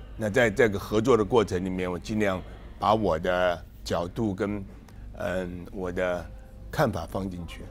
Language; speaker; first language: Chinese; native; Chinese